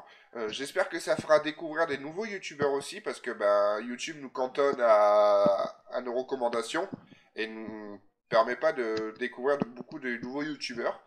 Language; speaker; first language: French; native; French